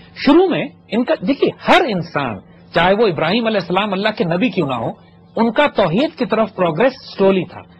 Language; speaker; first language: Urdu; native; Urdu